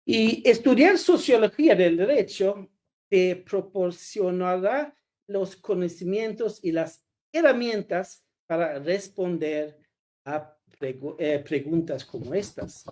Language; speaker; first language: Spanish; non-native, fluent; Swedish